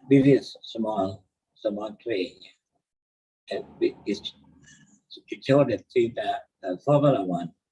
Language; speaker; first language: English; non-native, learner; Thai